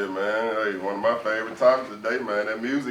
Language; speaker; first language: English; native; English